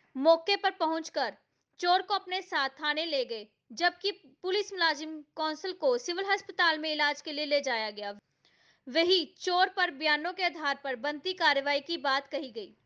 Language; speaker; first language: Hindi; non-native, local second language; Punjabi